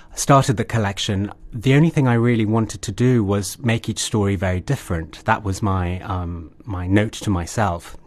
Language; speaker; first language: English; native; English